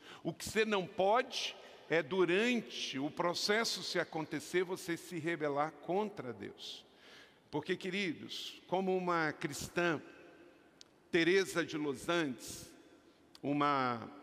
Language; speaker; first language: Portuguese; native; Portuguese